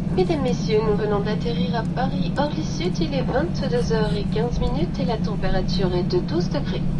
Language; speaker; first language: French; native; French